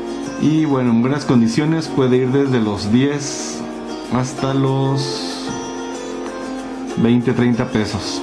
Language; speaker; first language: Spanish; native; Spanish